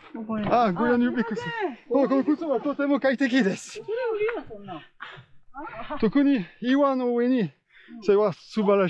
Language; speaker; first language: Japanese; non-native, learner; French